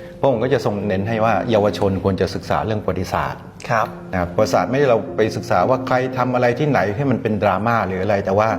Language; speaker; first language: Thai; native; Thai